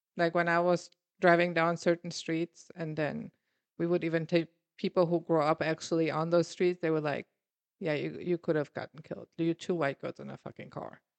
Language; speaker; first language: English; non-native, fluent; German